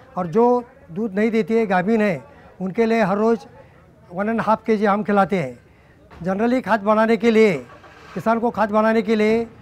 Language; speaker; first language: Hindi; non-native, local second language; Marathi